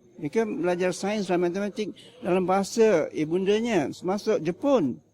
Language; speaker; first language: Malay; native; Malay